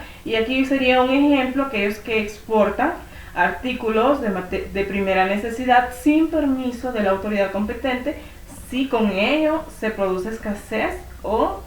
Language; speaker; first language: Spanish; native; Spanish